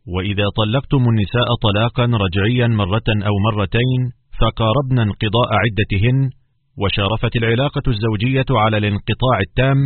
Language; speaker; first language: Arabic; native; Arabic